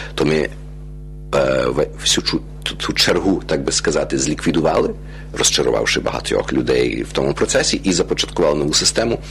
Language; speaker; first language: Ukrainian; early bilingual, heritage; Ukrainian